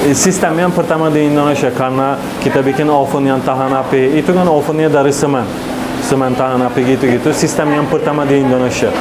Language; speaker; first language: Indonesian; non-native, fluent; Turkish